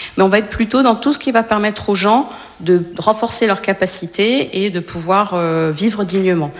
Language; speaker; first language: French; native; French